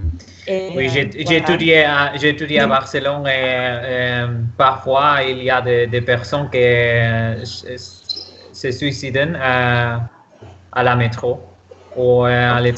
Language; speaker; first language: French; non-native, learner; Spanish